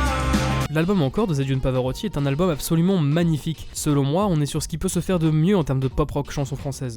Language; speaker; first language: French; native; French